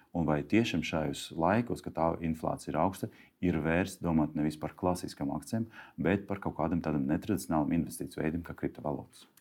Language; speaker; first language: Latvian; non-native, local second language; Russian